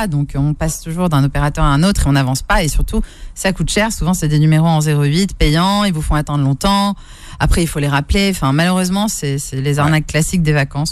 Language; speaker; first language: French; native; French